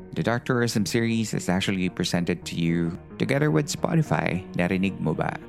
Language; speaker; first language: English; non-native, local second language; Filipino